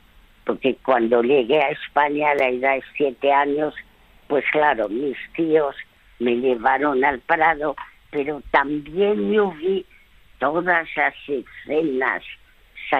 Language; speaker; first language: Spanish; early bilingual, other home language; French